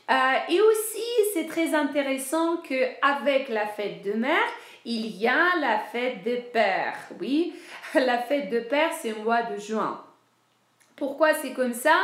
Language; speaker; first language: French; non-native, fluent; Ukrainian